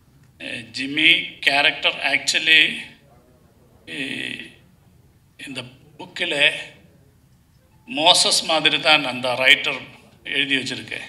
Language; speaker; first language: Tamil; non-native, learner; Malayalam